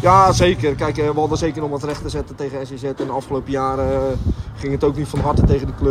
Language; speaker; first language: Dutch; native; Dutch